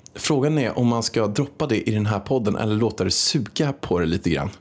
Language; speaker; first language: Swedish; early bilingual, other home language; Spanish